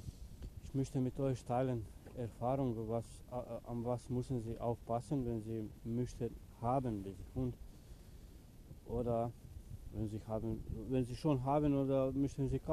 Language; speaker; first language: German; non-native, learner; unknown